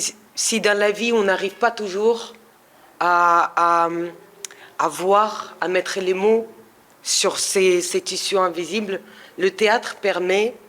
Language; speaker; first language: French; non-native, fluent; Russian